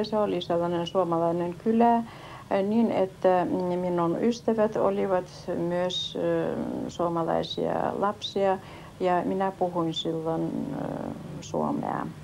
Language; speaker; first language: Finnish; early bilingual, heritage; Finnish